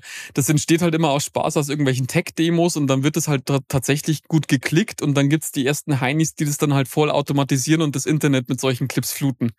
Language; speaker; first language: German; native; German